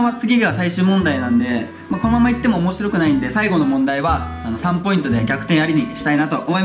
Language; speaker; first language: Japanese; native; Japanese